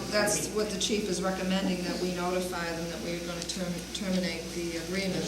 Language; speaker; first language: English; native; English